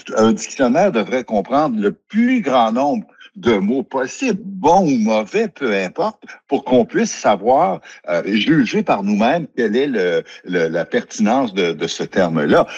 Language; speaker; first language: French; native; French